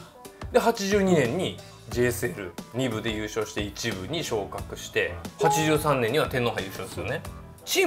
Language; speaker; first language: Japanese; native; Japanese